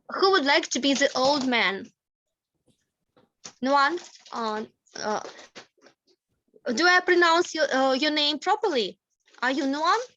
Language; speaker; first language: English; non-native, fluent; Russian